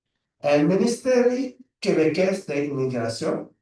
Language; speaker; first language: Spanish; non-native, fluent; French